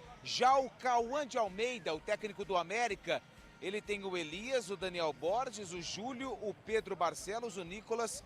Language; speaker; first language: Portuguese; native; Portuguese